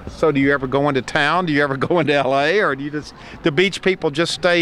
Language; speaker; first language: English; native; English